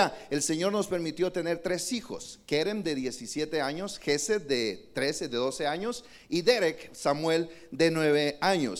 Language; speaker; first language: Spanish; native; Spanish